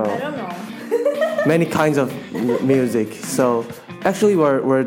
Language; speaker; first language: English; non-native, fluent; Chinese